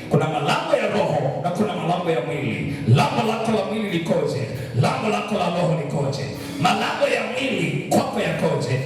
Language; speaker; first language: Swahili; native; Swahili